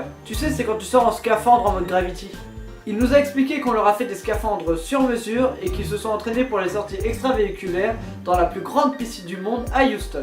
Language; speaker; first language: French; native; French